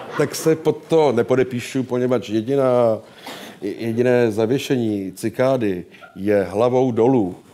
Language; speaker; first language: Czech; native; Czech